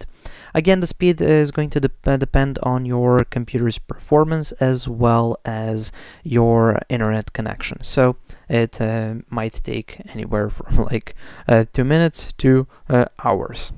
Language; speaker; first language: English; non-native, fluent; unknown